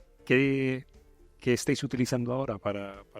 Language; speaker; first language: Spanish; native; Spanish